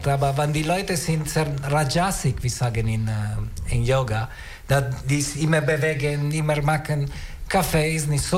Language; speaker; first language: German; non-native, learner; Italian